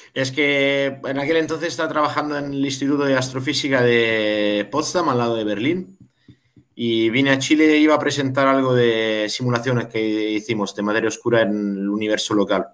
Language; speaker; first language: Spanish; non-native, fluent; Italian